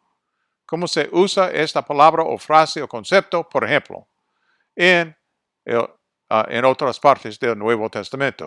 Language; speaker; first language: Spanish; non-native, fluent; English